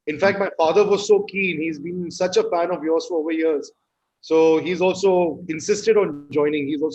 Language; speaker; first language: English; non-native, local second language; Hindi